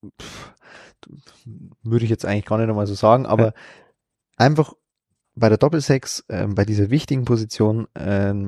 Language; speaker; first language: German; native; German